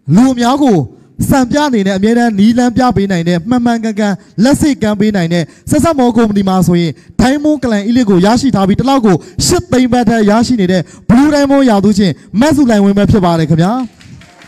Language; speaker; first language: Burmese; native; Burmese